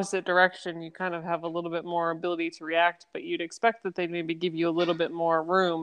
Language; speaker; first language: English; native; English